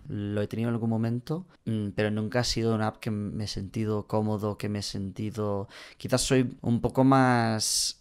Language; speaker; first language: Spanish; non-native, fluent; English